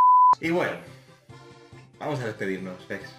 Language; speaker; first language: Spanish; native; Spanish